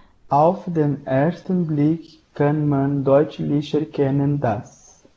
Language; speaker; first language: German; non-native, learner; Portuguese